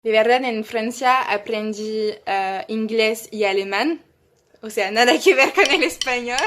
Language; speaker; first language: Spanish; non-native, learner; French